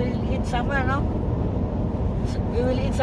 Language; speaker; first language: English; non-native, learner; Filipino